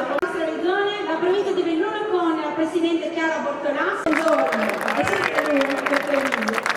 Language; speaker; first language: Italian; native; Italian